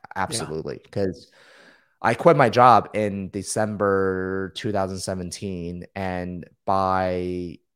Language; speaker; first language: English; early bilingual, other home language; Chinese